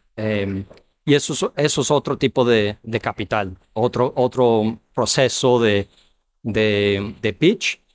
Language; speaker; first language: Spanish; non-native, fluent; English